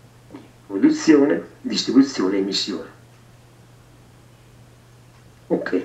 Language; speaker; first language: Italian; native; Italian